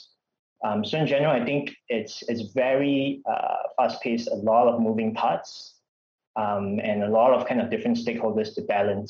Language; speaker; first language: English; non-native, local second language; Malay